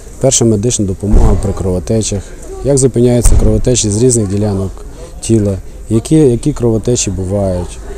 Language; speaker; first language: Ukrainian; native; Ukrainian